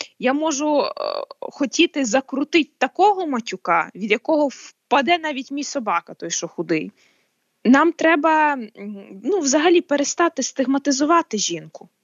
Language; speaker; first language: Ukrainian; native; Ukrainian